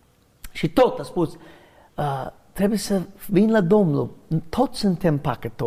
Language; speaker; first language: Romanian; non-native, learner; English